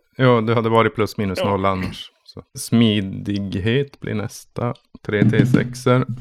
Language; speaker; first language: Swedish; native; Swedish